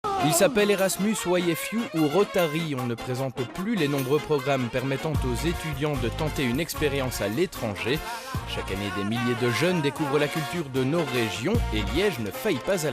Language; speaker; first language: French; native; French